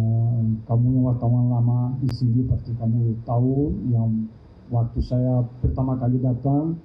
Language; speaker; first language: Indonesian; non-native, fluent; Thai